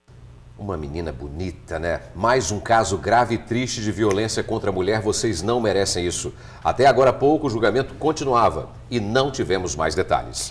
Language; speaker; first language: Portuguese; native; Portuguese